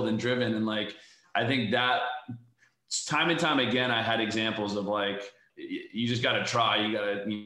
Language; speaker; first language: English; native; English